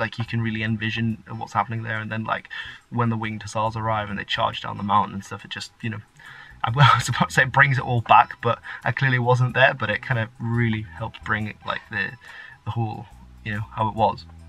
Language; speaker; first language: English; early bilingual, other home language; Dutch